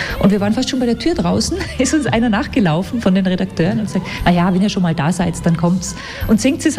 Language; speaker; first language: German; native; German